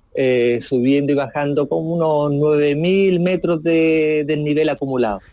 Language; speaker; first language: Spanish; native; Spanish